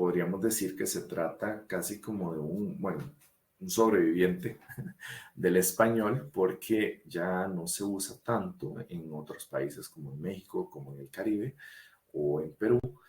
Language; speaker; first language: Spanish; native; Spanish